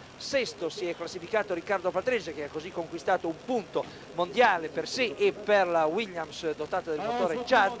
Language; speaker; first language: Italian; native; Italian